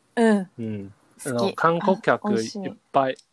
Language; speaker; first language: Japanese; non-native, learner; Chinese